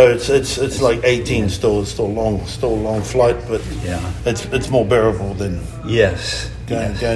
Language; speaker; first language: English; native; English